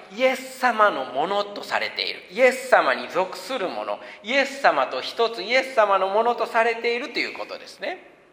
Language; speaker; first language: Japanese; native; Japanese